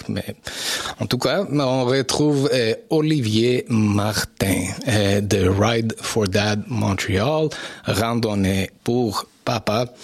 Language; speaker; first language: French; non-native, fluent; English